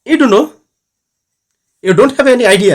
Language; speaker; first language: English; non-native, learner; Bangla